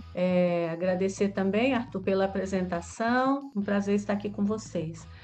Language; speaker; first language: Portuguese; native; Portuguese